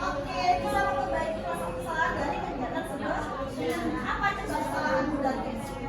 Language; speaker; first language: Indonesian; native; Indonesian